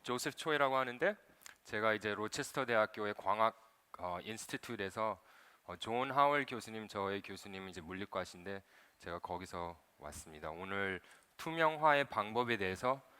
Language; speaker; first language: Korean; early bilingual, other home language; English